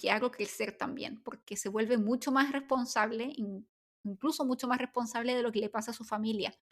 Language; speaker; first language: Spanish; native; Spanish